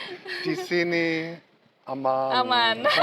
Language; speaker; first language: Indonesian; non-native, learner; English